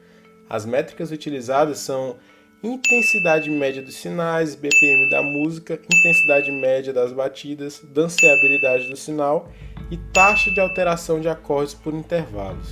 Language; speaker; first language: Portuguese; native; Portuguese